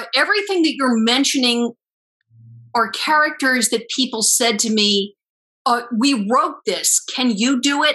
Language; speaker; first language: English; native; English